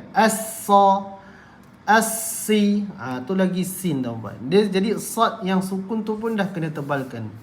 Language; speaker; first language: Malay; native; Malay